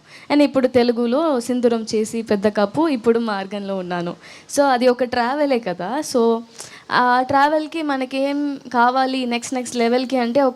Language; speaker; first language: Telugu; non-native, learner; Tamil